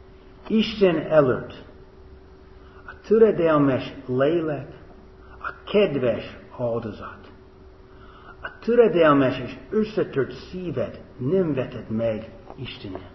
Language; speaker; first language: Hungarian; non-native, fluent; English